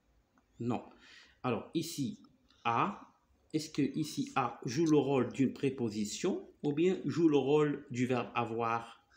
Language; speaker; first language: French; non-native, local second language; Arabic